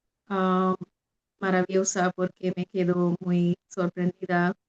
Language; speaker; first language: Spanish; non-native, fluent; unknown